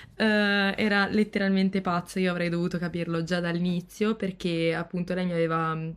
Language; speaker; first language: Italian; native; Italian